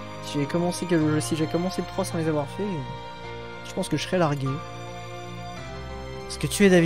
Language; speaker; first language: French; native; French